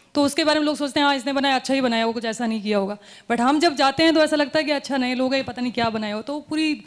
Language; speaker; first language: Hindi; native; Hindi